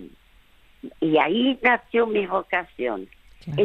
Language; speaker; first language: Spanish; early bilingual, other home language; French